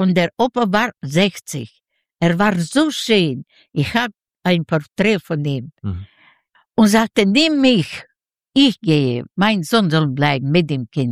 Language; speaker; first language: German; non-native, learner; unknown